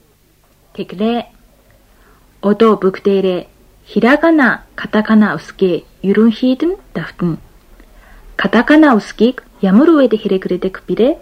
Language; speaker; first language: Mongolian; non-native, fluent; Japanese